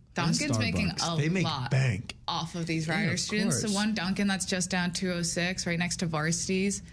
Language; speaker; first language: English; native; English